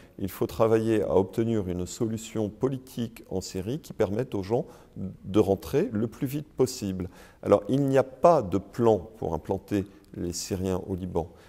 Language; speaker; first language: French; native; French